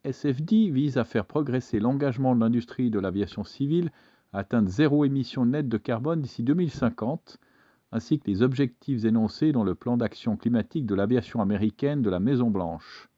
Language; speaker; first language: French; native; French